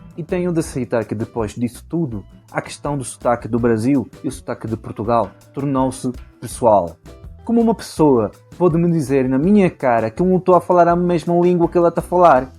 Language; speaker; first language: Portuguese; non-native, fluent; Spanish